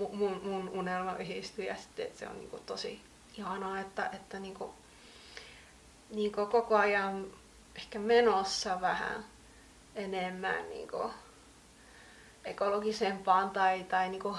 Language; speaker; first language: Finnish; native; Finnish